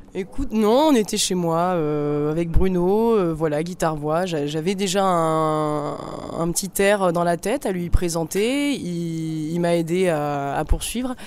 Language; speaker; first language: French; native; French